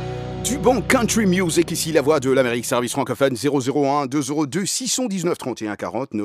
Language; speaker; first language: French; non-native, local second language; Lingala